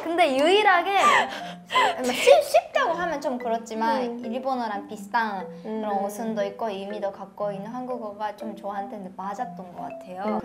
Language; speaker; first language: Korean; non-native, fluent; Japanese